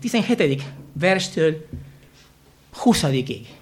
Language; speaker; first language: Hungarian; non-native, fluent; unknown